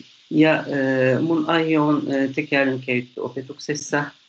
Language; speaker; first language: Finnish; non-native, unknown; Turkish